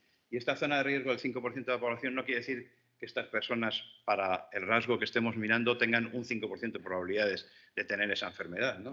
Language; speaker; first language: Spanish; native; Spanish